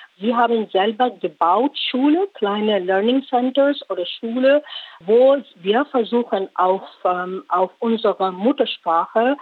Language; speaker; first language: German; non-native, learner; Rohingya